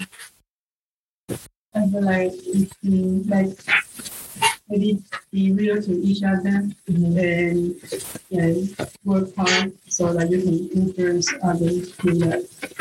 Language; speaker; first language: English; non-native, fluent; Chinese